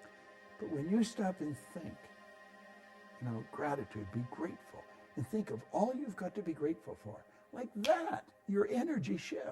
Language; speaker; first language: English; native; English